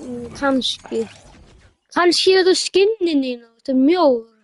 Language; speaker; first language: Icelandic; early bilingual, heritage; Icelandic